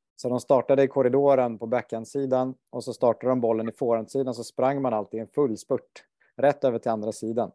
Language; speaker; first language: Swedish; native; Swedish